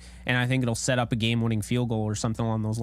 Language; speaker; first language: English; native; English